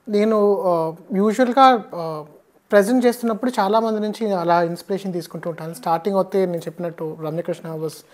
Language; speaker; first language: Telugu; native; Telugu